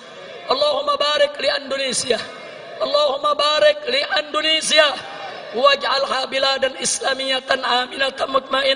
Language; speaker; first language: Indonesian; native; Indonesian